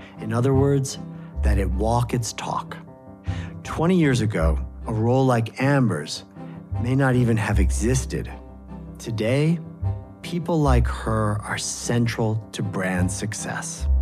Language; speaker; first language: English; native; English